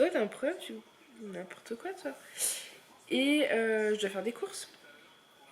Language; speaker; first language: French; native; French